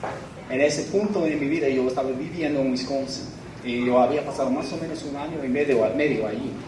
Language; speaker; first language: Spanish; non-native, fluent; English